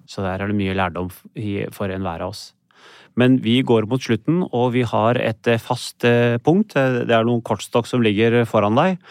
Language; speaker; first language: Norwegian; native; Norwegian